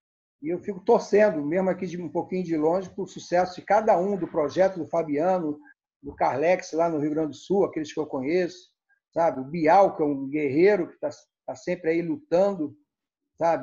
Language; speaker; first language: Portuguese; native; Portuguese